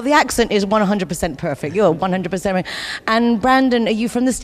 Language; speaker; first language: English; native; English